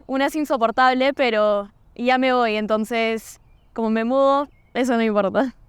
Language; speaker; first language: Spanish; non-native, fluent; Portuguese